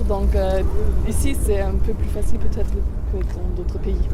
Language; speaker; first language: French; non-native, fluent; German